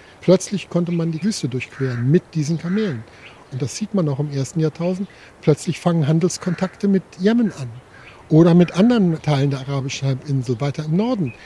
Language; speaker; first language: German; native; German